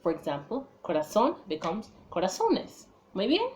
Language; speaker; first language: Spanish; non-native, fluent; English